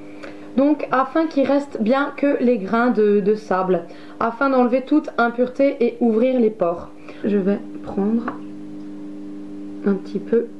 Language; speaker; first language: French; native; French